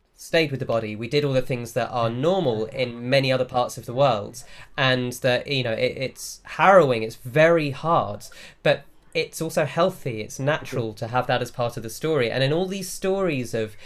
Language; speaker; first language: English; native; English